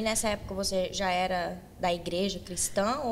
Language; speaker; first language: Portuguese; early bilingual, heritage; Portuguese